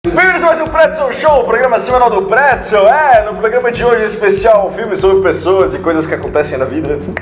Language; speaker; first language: Portuguese; native; Portuguese